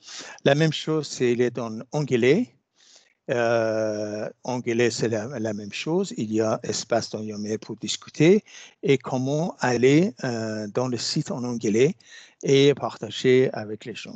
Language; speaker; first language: French; non-native, fluent; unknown